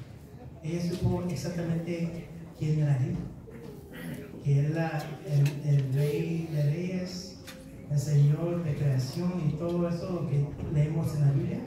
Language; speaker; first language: Spanish; early bilingual, heritage; Spanish